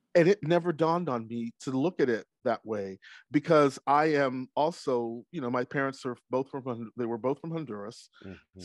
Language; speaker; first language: English; native; English